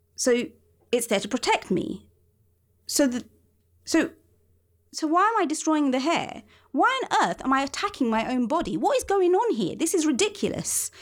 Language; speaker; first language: English; native; English